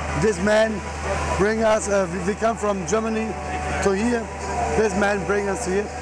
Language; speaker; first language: English; non-native, learner; German